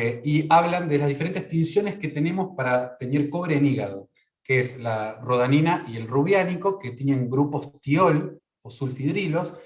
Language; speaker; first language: Spanish; native; Spanish